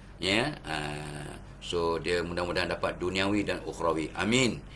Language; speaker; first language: Malay; native; Malay